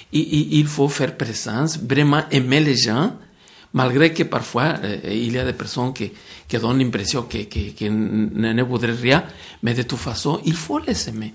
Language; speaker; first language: French; non-native, fluent; Spanish